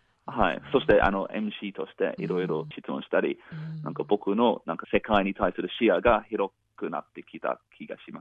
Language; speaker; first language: Japanese; non-native, fluent; English